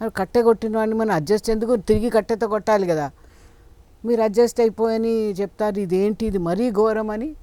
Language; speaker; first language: Telugu; non-native, local second language; Tamil